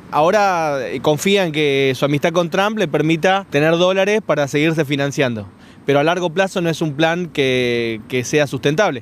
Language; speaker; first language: Spanish; native; Spanish